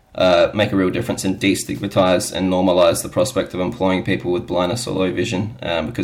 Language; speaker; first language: English; native; English